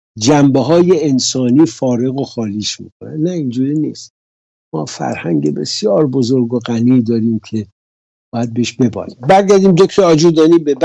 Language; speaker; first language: Persian; native; Persian